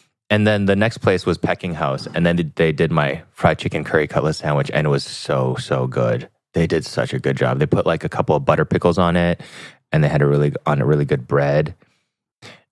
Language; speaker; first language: English; native; English